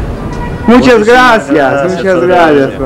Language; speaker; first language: Spanish; non-native, learner; Polish